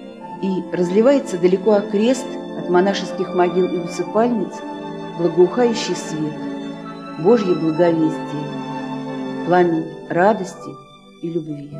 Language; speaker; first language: Russian; native; Russian